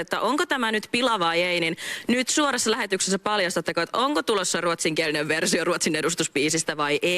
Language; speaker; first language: Finnish; native; Finnish